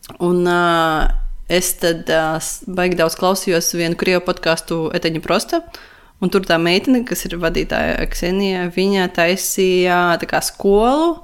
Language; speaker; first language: Latvian; non-native, local second language; Russian